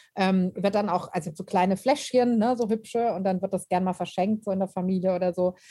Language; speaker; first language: German; native; German